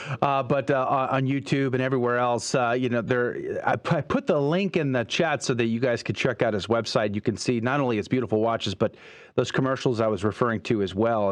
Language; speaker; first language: English; native; English